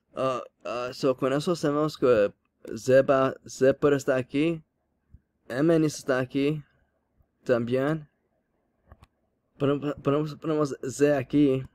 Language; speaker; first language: Spanish; non-native, learner; English